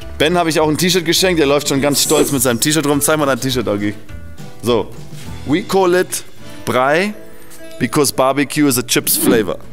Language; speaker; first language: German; native; German